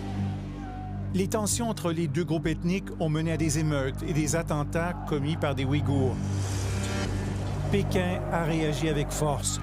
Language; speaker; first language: French; native; French